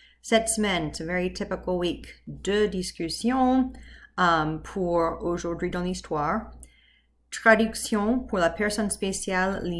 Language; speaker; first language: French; non-native, fluent; English